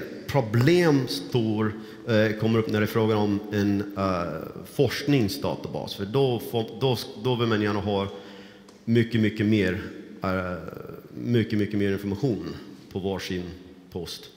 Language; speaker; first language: Swedish; non-native, fluent; English